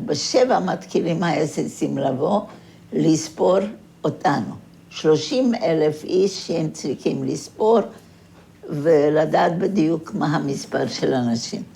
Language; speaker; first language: Hebrew; non-native, fluent; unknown